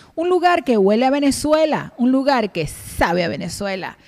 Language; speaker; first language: Spanish; native; Spanish